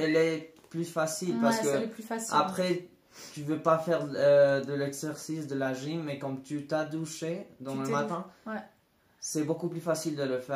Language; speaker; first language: French; non-native, learner; Spanish